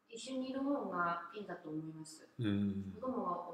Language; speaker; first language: Japanese; non-native, learner; Korean